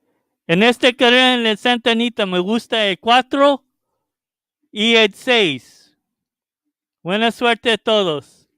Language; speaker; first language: Spanish; early bilingual, heritage; Spanish